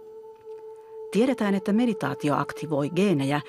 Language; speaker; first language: Finnish; native; Finnish